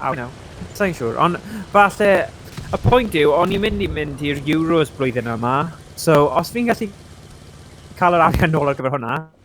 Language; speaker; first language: Welsh; non-native, local second language; English